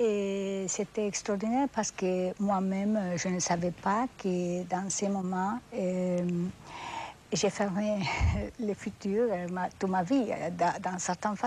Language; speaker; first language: French; non-native, fluent; Spanish